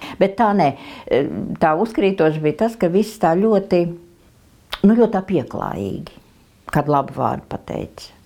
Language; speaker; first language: Latvian; native; Latvian